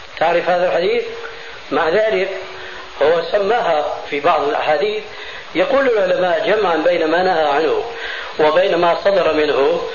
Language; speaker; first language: Arabic; early bilingual, other home language; Albanian